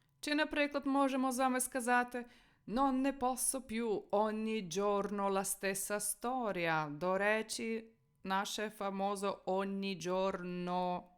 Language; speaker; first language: Italian; non-native, fluent; Ukrainian